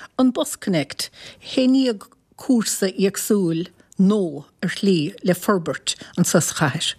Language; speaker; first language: Irish; native; Irish